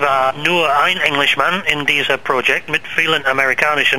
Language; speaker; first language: German; non-native, learner; English